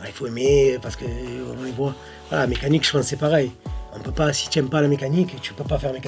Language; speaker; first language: French; native; French